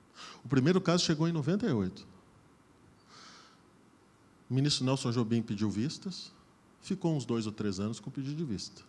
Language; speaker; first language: Portuguese; native; Portuguese